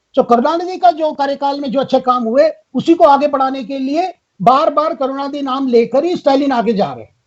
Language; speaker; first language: Hindi; non-native, local second language; Tamil